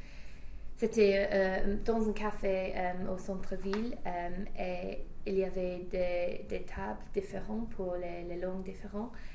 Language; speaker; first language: French; non-native, fluent; English